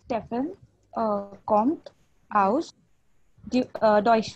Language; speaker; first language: German; non-native, learner; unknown